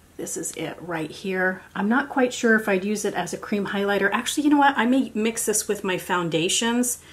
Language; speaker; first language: English; native; English